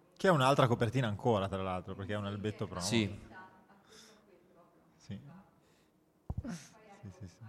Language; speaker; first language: Italian; native; Italian